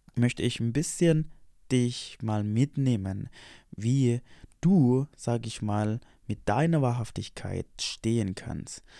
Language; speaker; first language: German; non-native, fluent; Indonesian